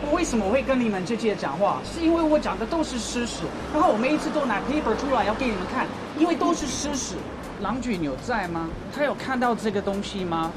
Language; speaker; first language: Chinese; non-native, fluent; English